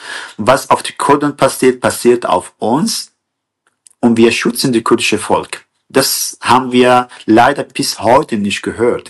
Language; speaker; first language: German; non-native, fluent; Kurdish